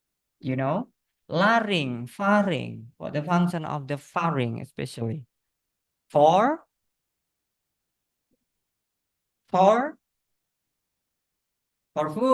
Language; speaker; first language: English; non-native, learner; Indonesian